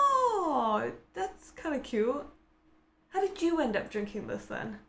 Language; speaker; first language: English; native; English